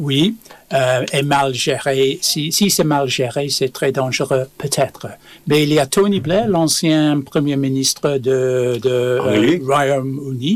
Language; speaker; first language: French; non-native, fluent; English